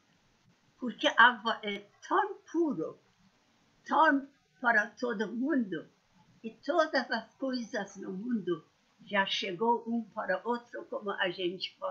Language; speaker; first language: Portuguese; non-native, learner; Persian